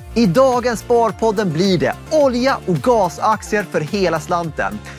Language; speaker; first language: Swedish; native; Swedish